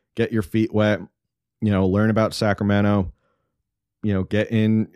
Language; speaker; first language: English; native; English